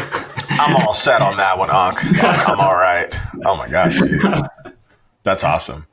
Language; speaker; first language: English; native; English